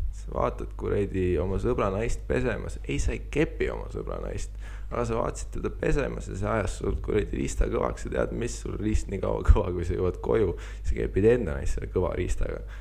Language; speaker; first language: Estonian; native; Estonian